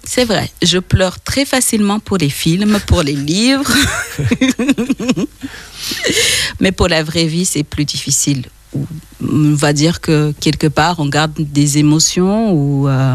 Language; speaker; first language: French; early bilingual, other home language; Kinyarwanda